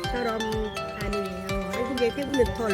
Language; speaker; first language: Korean; non-native, learner; Thai